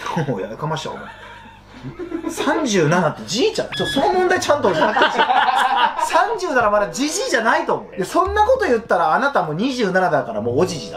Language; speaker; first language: Japanese; native; Japanese